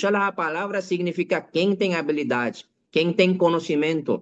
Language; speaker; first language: Portuguese; non-native, learner; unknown